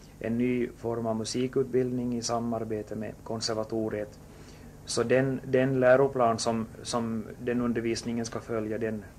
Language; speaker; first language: Swedish; native; Swedish